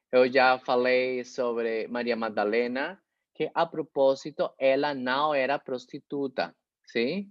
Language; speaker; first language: Portuguese; non-native, fluent; Spanish